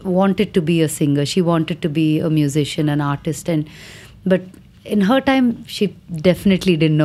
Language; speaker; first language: English; non-native, local second language; Telugu